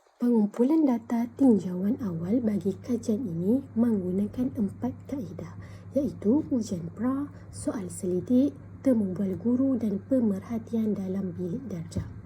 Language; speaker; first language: Malay; native; Malay